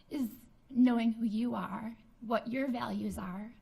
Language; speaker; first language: English; native; English